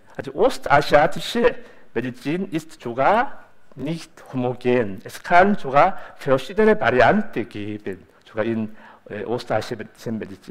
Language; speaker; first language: German; non-native, fluent; Korean